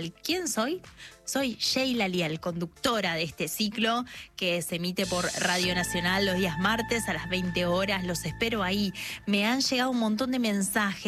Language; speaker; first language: Spanish; native; Spanish